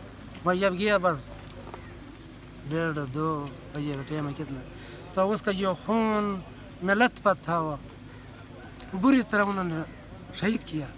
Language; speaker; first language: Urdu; non-native, local second language; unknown